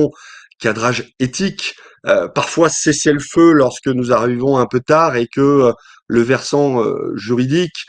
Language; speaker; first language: French; native; French